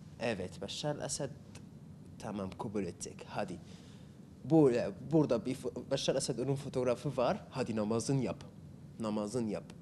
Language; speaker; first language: Turkish; non-native, learner; Arabic